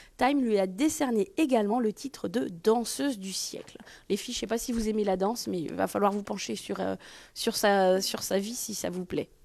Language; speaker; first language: French; native; French